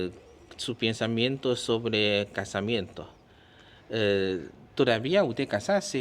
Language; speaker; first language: Spanish; non-native, learner; Chinese